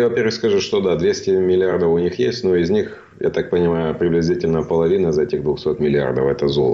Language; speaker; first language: Russian; native; Russian